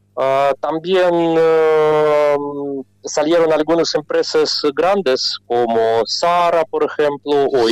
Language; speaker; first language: Spanish; non-native, fluent; Russian